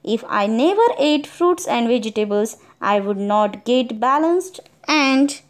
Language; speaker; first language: English; non-native, local second language; Marathi